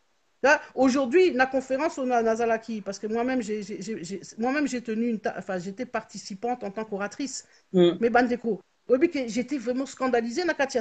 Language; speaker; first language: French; non-native, local second language; Lingala